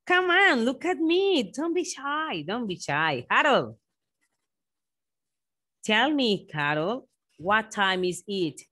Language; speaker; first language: English; non-native, fluent; Spanish